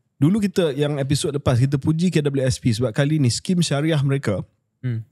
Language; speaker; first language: Malay; native; Malay